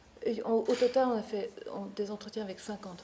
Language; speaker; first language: French; native; French